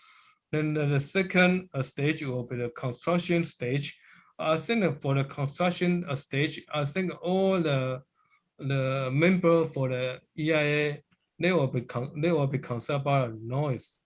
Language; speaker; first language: English; non-native, learner; Chinese